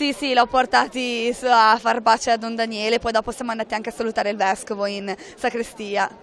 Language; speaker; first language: Italian; native; Italian